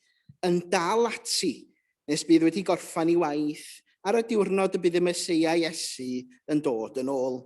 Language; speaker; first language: Welsh; native; Welsh